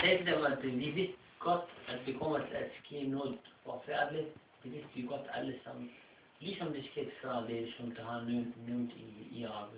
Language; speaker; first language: Danish; non-native, fluent; Arabic